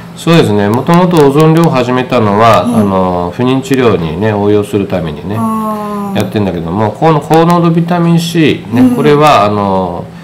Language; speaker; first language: Japanese; native; Japanese